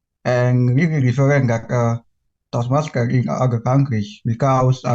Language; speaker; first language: English; non-native, learner; Indonesian